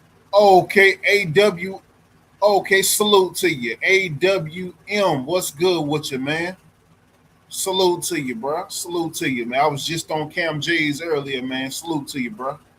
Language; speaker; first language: English; native; English